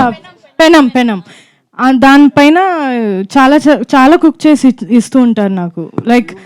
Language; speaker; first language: Telugu; non-native, fluent; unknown